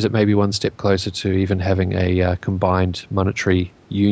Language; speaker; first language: English; native; English